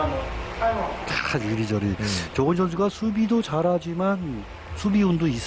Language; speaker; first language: Korean; native; Korean